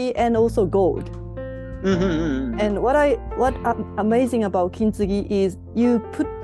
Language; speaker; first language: English; non-native, learner; Japanese